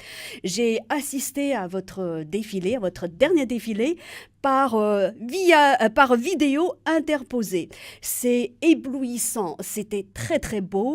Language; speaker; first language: French; native; French